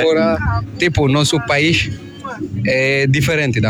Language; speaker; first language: Portuguese; non-native, learner; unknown